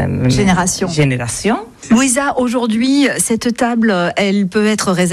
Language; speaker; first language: French; native; French